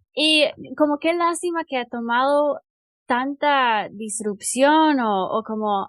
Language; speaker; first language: Spanish; non-native, fluent; English